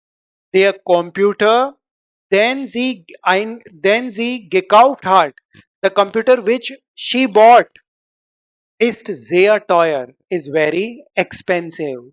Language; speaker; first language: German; non-native, fluent; Hindi